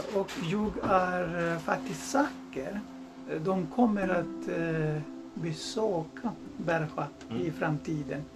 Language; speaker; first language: Swedish; non-native, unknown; Nepali